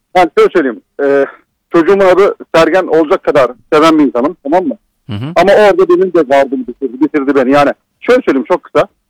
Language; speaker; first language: Turkish; native; Turkish